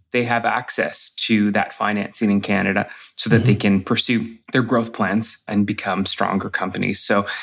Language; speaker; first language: English; native; English